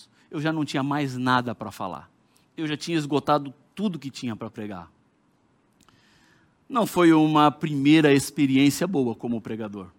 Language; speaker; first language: Portuguese; native; Portuguese